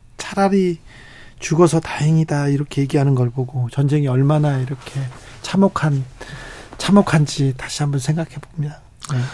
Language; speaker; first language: Korean; native; Korean